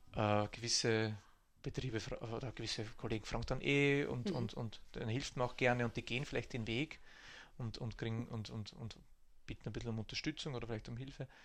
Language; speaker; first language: German; native; German